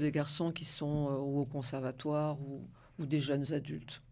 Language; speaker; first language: French; native; French